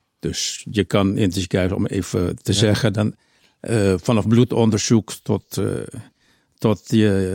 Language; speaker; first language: Dutch; non-native, fluent; Indonesian